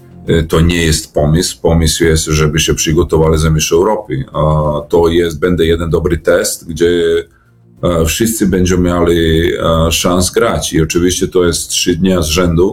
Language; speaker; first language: Polish; non-native, learner; Serbian